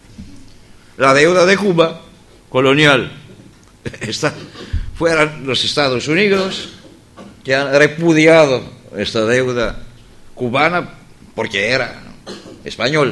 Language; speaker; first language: Spanish; non-native, fluent; Greek